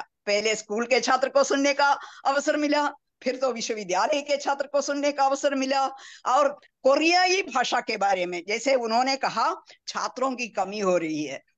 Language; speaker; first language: Hindi; non-native, fluent; Russian